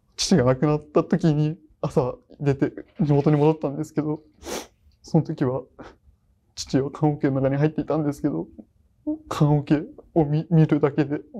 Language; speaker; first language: Japanese; native; Japanese